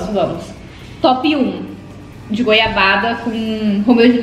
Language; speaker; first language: Portuguese; native; Portuguese